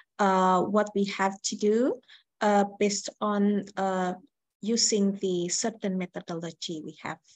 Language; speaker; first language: English; non-native, fluent; Indonesian